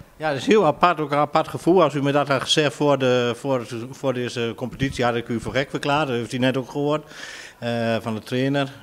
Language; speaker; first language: Dutch; native; Dutch